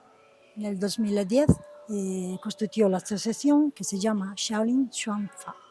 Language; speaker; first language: Spanish; non-native, fluent; Italian